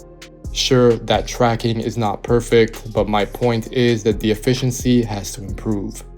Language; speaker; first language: English; native; English